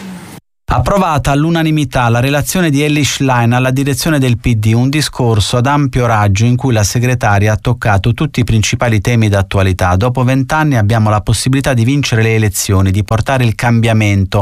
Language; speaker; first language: Italian; native; Italian